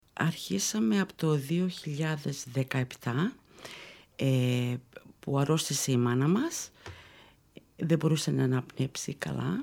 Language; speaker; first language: Greek; early bilingual, heritage; Greek